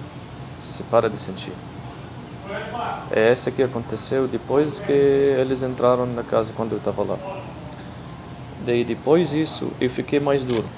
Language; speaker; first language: Portuguese; non-native, learner; Arabic